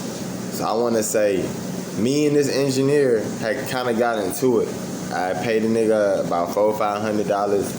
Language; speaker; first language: English; native; English